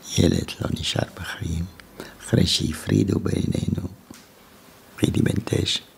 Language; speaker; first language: Hebrew; non-native, fluent; German